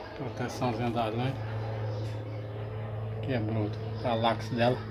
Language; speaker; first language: Portuguese; native; Portuguese